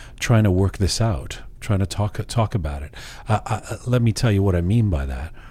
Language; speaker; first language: English; early bilingual, other home language; Persian